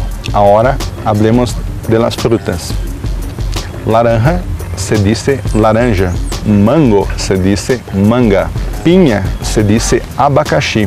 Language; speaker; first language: Spanish; non-native, fluent; Portuguese